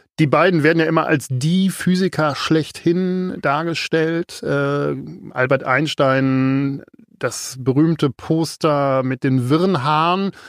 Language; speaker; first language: German; native; German